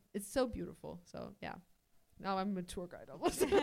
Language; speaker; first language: English; early bilingual, heritage; English